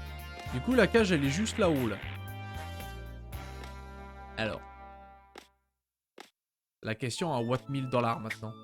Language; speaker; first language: French; native; French